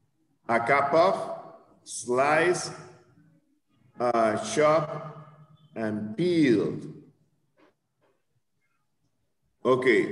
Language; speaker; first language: English; non-native, fluent; Spanish